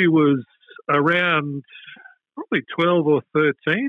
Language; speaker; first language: English; native; English